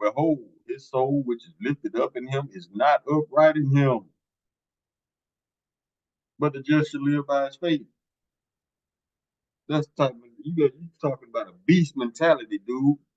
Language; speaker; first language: English; native; English